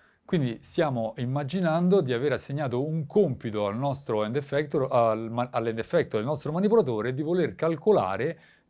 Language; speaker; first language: Italian; native; Italian